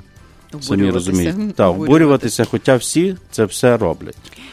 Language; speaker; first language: Ukrainian; native; Ukrainian